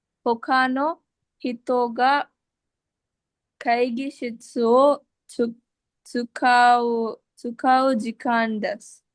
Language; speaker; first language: Japanese; non-native, learner; Tamil